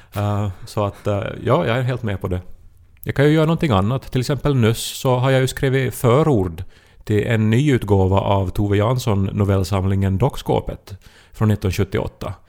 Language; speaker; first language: Swedish; native; Swedish